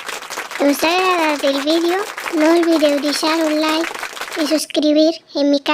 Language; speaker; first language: Catalan; non-native, learner; Arabic